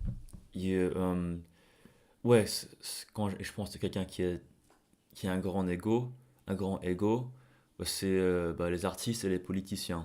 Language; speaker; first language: French; non-native, fluent; English